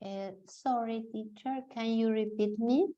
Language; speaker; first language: English; non-native, learner; Spanish